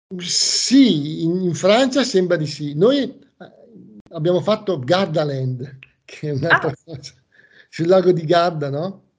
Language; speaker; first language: Italian; native; Italian